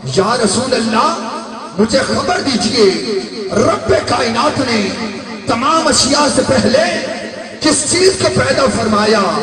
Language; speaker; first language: Urdu; non-native, local second language; Punjabi